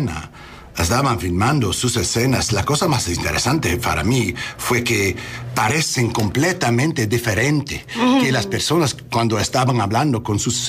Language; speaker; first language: Spanish; non-native, learner; English